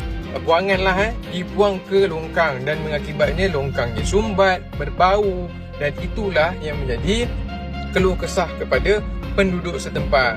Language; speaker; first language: Malay; native; Malay